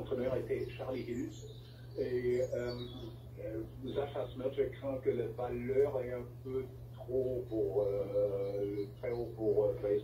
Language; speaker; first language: French; non-native, fluent; German